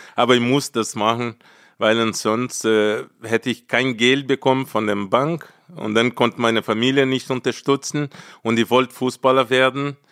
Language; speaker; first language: German; non-native, fluent; Portuguese